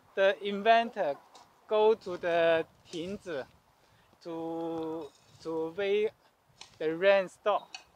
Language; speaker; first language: English; non-native, learner; Chinese